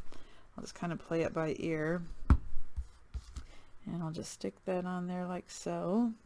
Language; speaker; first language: English; native; English